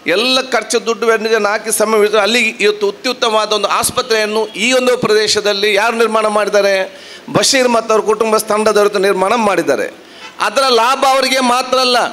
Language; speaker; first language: Kannada; non-native, local second language; Badaga